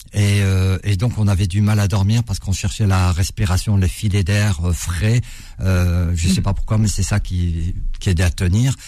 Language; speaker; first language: French; early bilingual, other home language; Arabic